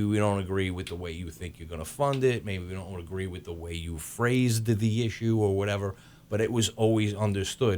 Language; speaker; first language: English; native; English